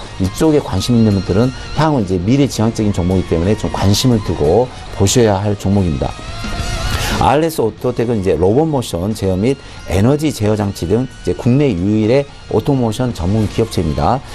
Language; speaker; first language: Korean; native; Korean